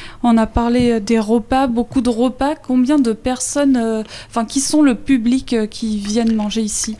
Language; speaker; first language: French; native; French